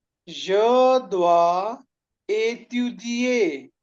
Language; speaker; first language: French; non-native, fluent; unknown